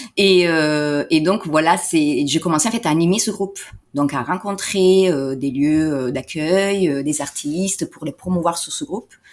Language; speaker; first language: French; non-native, fluent; Italian